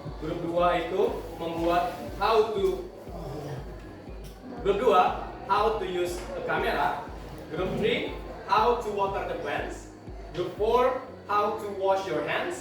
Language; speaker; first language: English; non-native, learner; Indonesian